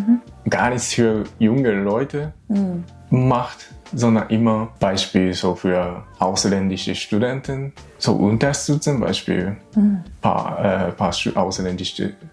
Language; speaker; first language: German; non-native, learner; Japanese